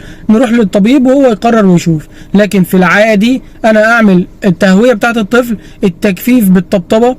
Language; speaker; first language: Arabic; native; Arabic